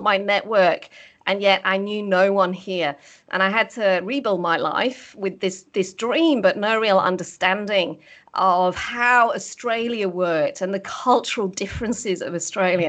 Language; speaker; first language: English; native; English